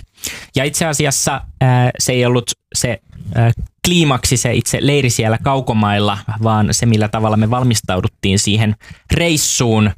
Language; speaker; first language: Finnish; native; Finnish